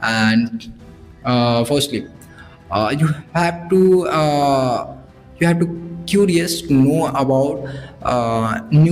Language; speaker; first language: English; non-native, learner; Bhojpuri